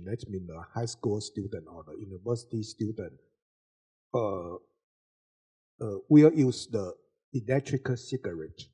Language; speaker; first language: English; non-native, learner; Chinese